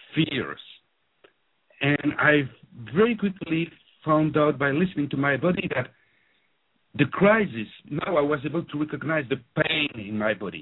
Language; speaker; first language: English; non-native, fluent; French